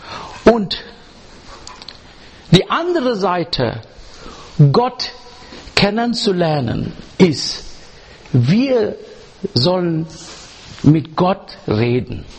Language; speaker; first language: German; non-native, learner; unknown